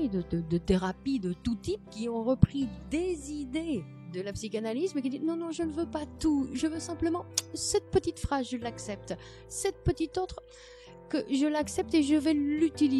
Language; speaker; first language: French; native; French